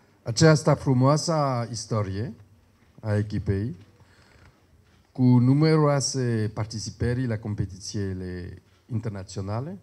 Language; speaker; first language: Romanian; non-native, learner; French